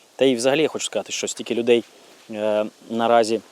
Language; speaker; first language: Ukrainian; native; Ukrainian